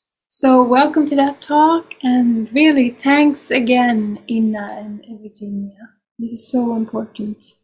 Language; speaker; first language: English; non-native, fluent; Swedish